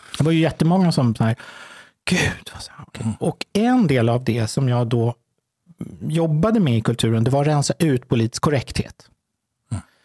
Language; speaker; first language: Swedish; native; Swedish